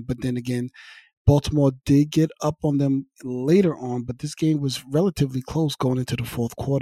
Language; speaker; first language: English; native; English